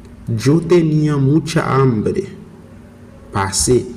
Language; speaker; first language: Spanish; non-native, fluent; Haitian Creole